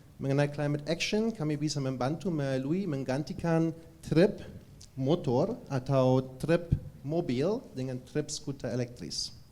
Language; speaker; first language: Indonesian; non-native, fluent; German